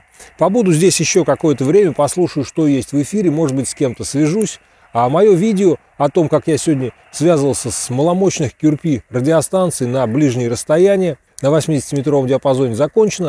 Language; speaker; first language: Russian; native; Russian